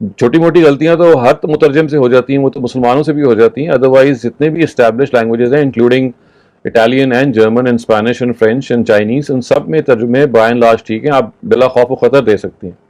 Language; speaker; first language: Urdu; native; Urdu